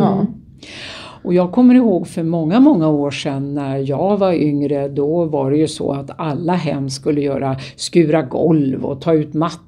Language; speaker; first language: Swedish; native; Swedish